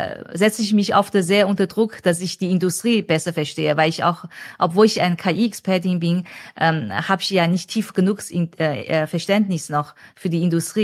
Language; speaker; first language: German; non-native, fluent; Chinese